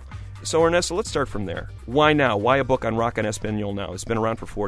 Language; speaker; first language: English; native; English